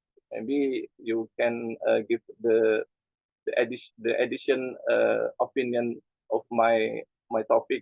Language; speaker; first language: English; non-native, learner; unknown